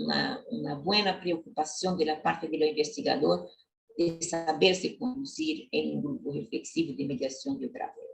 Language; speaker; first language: Spanish; non-native, learner; Portuguese